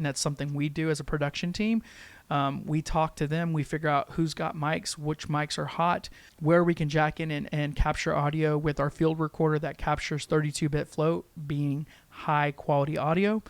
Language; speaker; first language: English; native; English